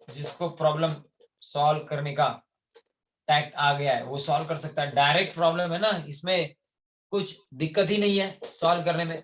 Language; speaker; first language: Hindi; non-native, local second language; Marathi